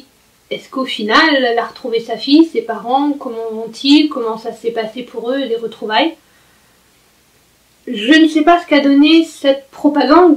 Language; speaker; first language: French; native; French